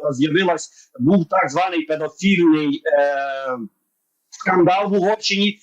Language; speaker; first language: Ukrainian; non-native, local second language; Hungarian